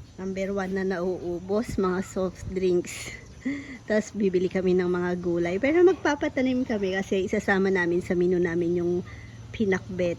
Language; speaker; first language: Filipino; non-native, local second language; Pampanga